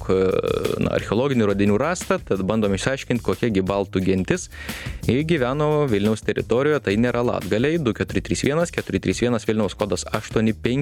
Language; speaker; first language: Lithuanian; native; Lithuanian